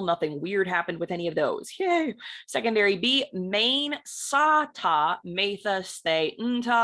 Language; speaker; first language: English; native; English